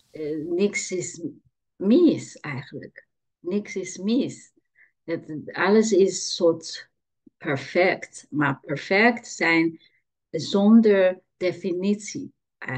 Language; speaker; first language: Dutch; non-native, learner; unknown